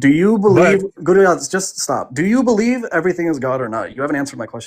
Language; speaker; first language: English; early bilingual, heritage; Punjabi